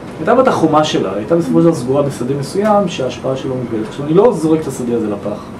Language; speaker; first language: Hebrew; native; Hebrew